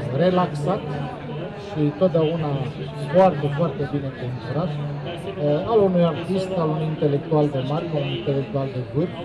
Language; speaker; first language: Romanian; native; Romanian